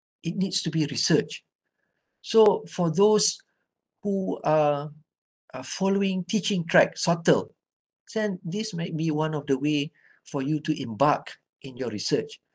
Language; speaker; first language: English; non-native, local second language; Malay